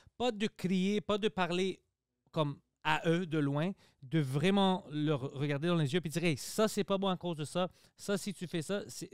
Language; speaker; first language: French; early bilingual, other home language; Greek